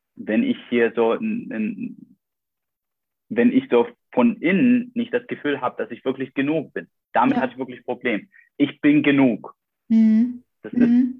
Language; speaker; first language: German; non-native, fluent; Arabic